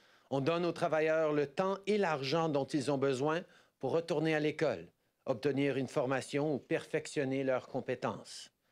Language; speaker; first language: French; native; French